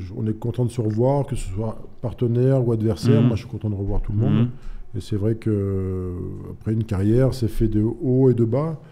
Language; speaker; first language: French; native; French